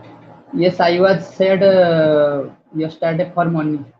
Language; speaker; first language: English; non-native, learner; Odia